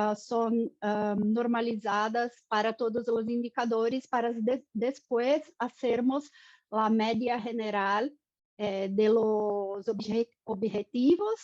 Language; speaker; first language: Spanish; non-native, fluent; Portuguese